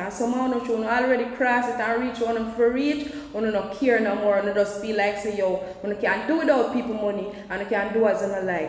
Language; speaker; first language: English; non-native, local second language; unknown